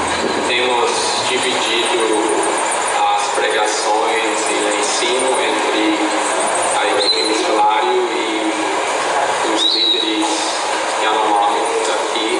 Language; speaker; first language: Portuguese; non-native, fluent; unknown